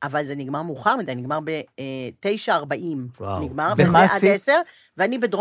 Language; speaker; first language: Hebrew; native; Hebrew